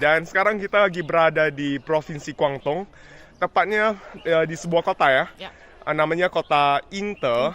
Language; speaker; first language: Indonesian; non-native, fluent; Chinese